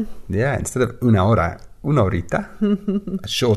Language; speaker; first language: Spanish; non-native, fluent; English